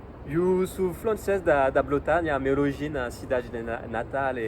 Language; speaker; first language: Portuguese; non-native, learner; French